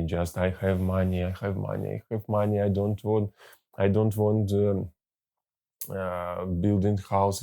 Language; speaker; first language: English; non-native, learner; Russian